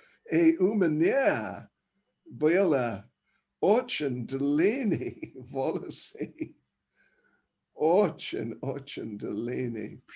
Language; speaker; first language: Russian; non-native, learner; English